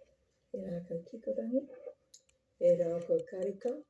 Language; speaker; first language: Māori; non-native, learner; English